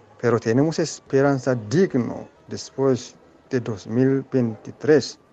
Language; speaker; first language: Spanish; non-native, learner; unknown